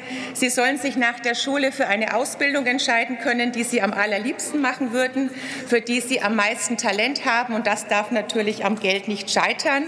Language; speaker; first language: German; native; German